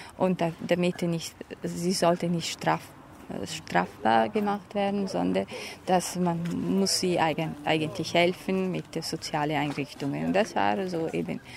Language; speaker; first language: German; non-native, fluent; Italian